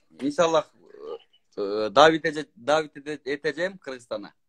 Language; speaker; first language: Turkish; non-native, learner; Kyrgyz